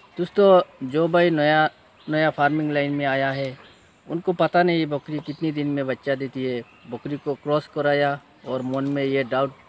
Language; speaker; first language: Hindi; non-native, local second language; Bangla